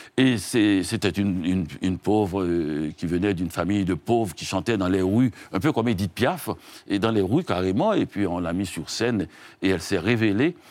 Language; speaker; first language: French; non-native, local second language; Haitian Creole